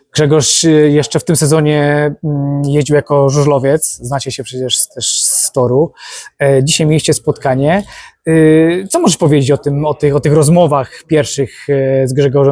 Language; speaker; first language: Polish; native; Polish